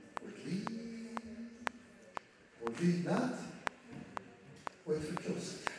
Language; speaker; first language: Swedish; non-native, fluent; Portuguese